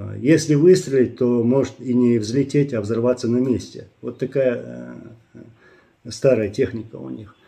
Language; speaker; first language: Russian; non-native, local second language; Chechen